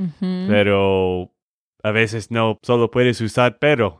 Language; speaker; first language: Spanish; non-native, learner; English